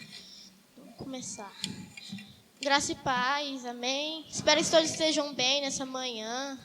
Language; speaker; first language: Portuguese; native; Portuguese